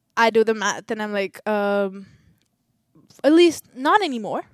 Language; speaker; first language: English; non-native, local second language; Telugu